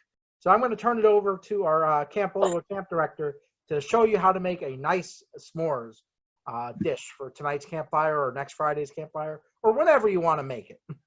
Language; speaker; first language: English; native; English